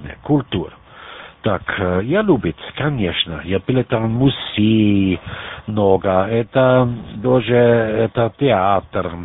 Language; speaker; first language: Russian; non-native, learner; German